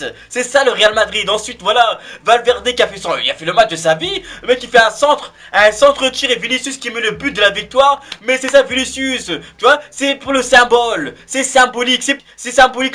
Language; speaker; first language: French; native; French